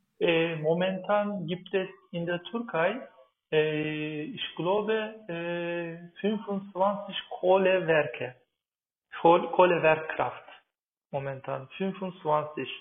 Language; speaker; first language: German; non-native, learner; Turkish